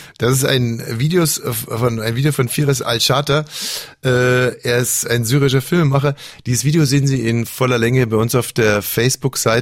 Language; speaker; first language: German; native; German